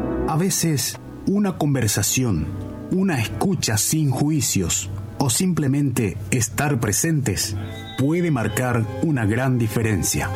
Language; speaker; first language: Spanish; native; Spanish